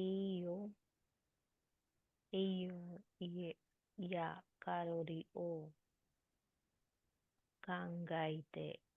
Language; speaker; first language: Japanese; non-native, learner; Filipino